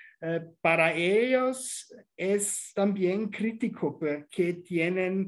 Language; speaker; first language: Spanish; non-native, fluent; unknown